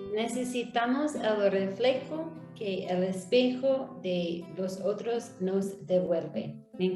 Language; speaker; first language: Spanish; non-native, fluent; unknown